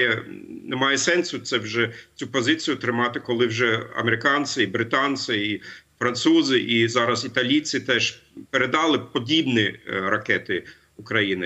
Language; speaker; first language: Ukrainian; non-native, fluent; German